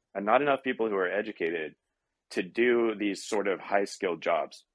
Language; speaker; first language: English; native; English